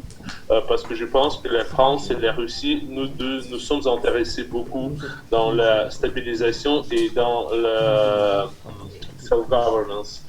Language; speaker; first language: French; non-native, fluent; Russian